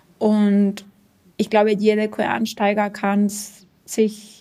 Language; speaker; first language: German; non-native, fluent; Spanish